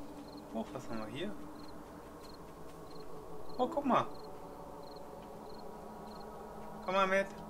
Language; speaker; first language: German; native; German